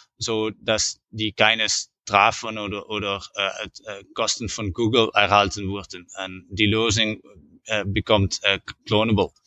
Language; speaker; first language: German; non-native, learner; Dutch